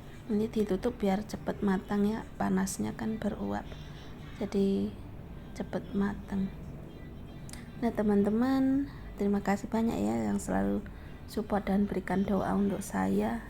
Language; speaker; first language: Indonesian; native; Indonesian